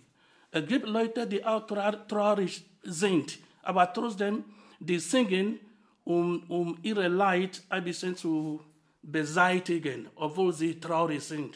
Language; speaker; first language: German; non-native, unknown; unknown